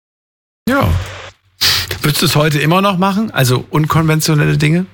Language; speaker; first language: German; native; German